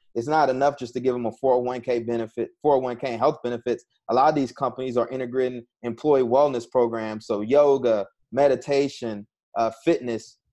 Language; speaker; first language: English; native; English